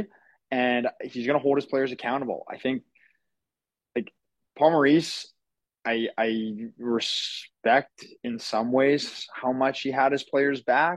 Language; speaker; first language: English; native; English